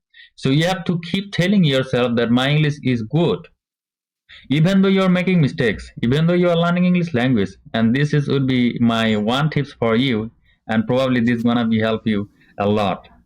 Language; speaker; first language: English; non-native, learner; Bangla